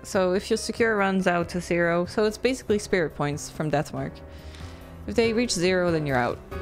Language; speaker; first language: English; non-native, fluent; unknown